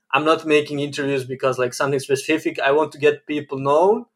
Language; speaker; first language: English; non-native, fluent; Serbian